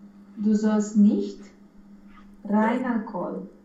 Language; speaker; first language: German; non-native, learner; Romanian